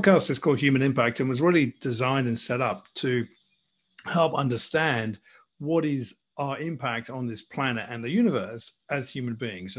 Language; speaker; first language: English; native; English